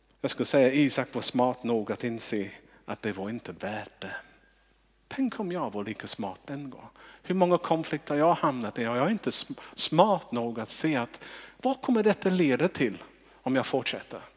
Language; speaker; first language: Swedish; non-native, fluent; English